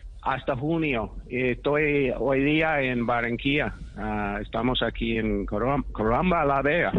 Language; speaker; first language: Spanish; non-native, fluent; English